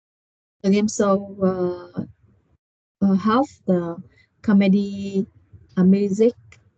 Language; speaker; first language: English; non-native, learner; Vietnamese